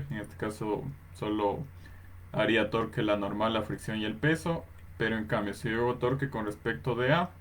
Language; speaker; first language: Spanish; native; Spanish